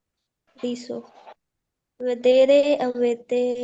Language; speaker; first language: Italian; non-native, learner; Urdu